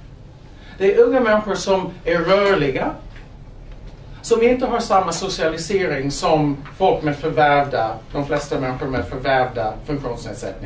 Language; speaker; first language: Swedish; non-native, fluent; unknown